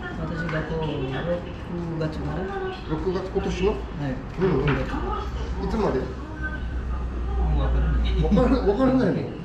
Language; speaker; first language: Japanese; non-native, learner; Nepali